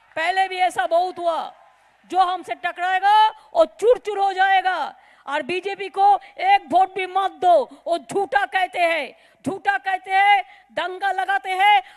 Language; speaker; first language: Hindi; non-native, local second language; Bangla